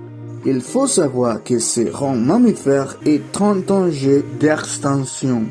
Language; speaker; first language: French; non-native, learner; Spanish